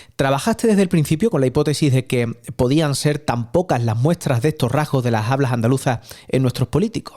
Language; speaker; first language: Spanish; native; Spanish